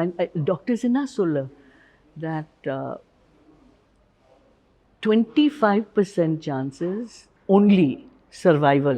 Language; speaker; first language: Tamil; non-native, learner; Hindi